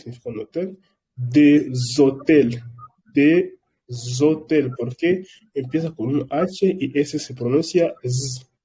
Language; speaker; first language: Spanish; non-native, fluent; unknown